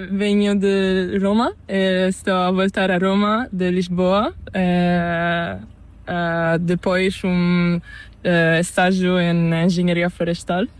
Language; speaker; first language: Spanish; non-native, learner; Portuguese